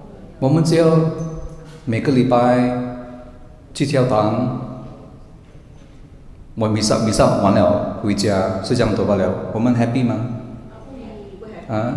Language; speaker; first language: Chinese; non-native, learner; English